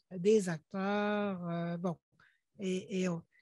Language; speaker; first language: French; native; French